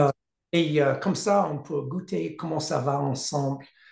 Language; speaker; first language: French; non-native, learner; English